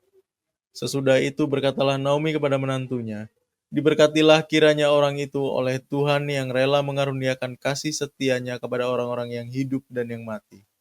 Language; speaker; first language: Indonesian; native; Indonesian